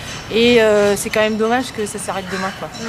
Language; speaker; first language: French; native; French